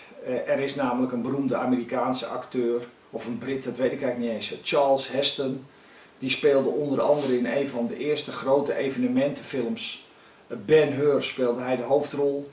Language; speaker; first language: Dutch; native; Dutch